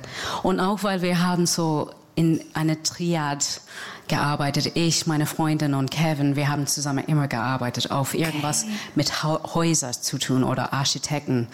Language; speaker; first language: German; non-native, learner; English